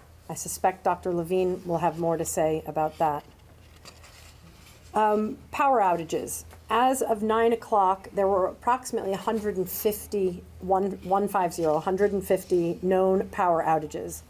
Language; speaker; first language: English; native; English